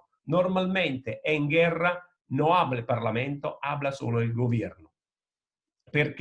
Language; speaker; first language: Spanish; non-native, fluent; Italian